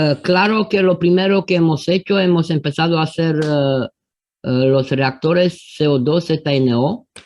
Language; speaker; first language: Spanish; non-native, fluent; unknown